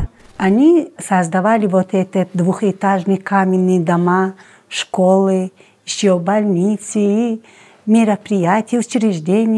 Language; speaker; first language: Russian; non-native, local second language; Tajik